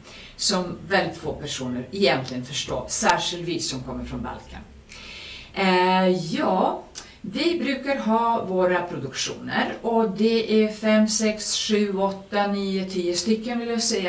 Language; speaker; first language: Swedish; non-native, fluent; Serbian